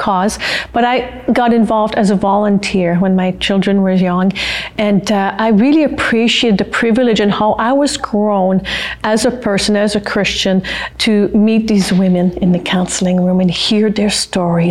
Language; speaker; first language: English; non-native, fluent; French